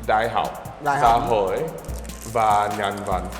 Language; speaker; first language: Vietnamese; non-native, learner; English